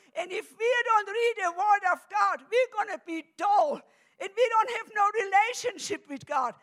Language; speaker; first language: English; non-native, fluent; German